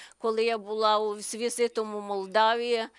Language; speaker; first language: Ukrainian; non-native, learner; Slovenian